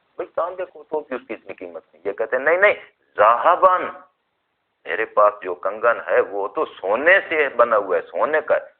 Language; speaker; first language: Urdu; non-native, local second language; Punjabi